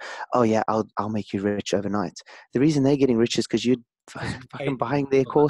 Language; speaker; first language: English; native; English